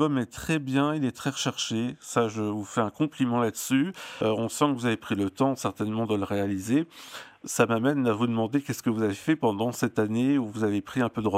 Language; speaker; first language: French; native; French